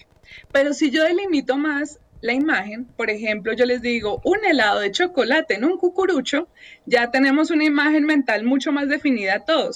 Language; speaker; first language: Spanish; native; Spanish